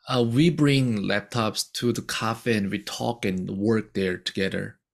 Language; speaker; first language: English; non-native, fluent; Korean